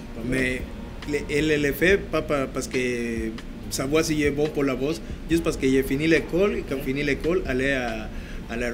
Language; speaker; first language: French; non-native, learner; Spanish